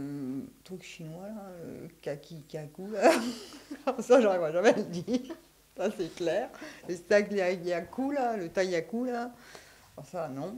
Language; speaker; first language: French; native; French